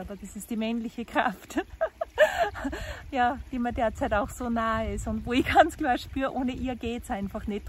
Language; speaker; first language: German; native; German